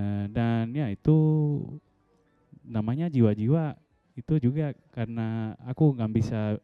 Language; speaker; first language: Indonesian; non-native, fluent; Dutch